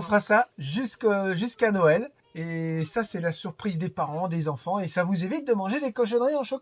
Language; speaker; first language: French; native; French